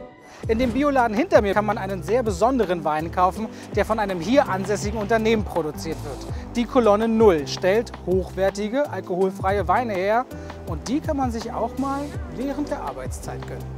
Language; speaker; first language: German; native; German